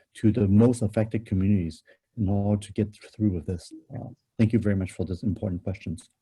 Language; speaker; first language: English; non-native, local second language; Cantonese